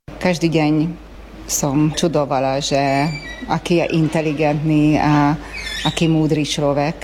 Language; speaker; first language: Slovak; early bilingual, heritage; Slovak